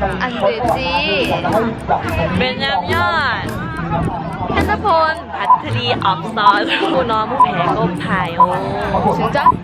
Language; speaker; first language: Korean; non-native, learner; Thai